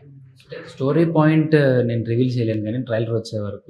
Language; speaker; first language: Telugu; native; Telugu